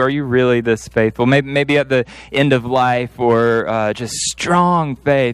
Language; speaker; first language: English; native; English